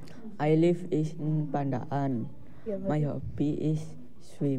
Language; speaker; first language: English; non-native, learner; Indonesian